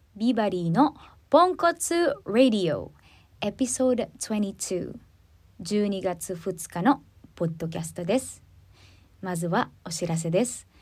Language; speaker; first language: Japanese; non-native, learner; Filipino